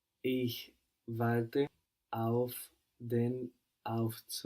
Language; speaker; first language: German; non-native, learner; English